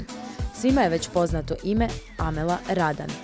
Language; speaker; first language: Bosnian; native; Bosnian